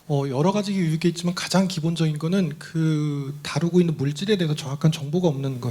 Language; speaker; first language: Korean; native; Korean